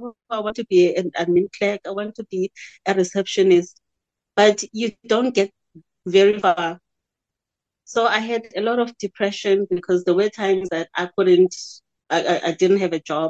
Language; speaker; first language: English; non-native, local second language; Xhosa